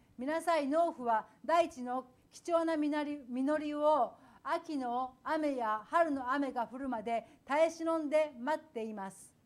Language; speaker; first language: Japanese; native; Japanese